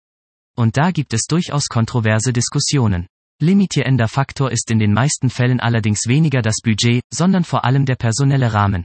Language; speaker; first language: German; native; German